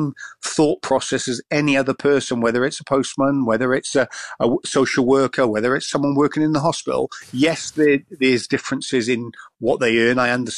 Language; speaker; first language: English; native; English